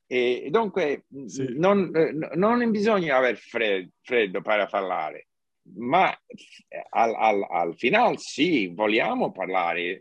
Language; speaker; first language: Italian; non-native, learner; English